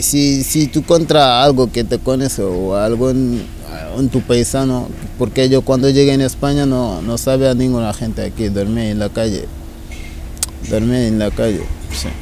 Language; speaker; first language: Spanish; non-native, learner; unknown